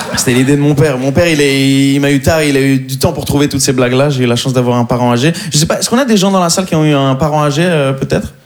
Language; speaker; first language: French; native; French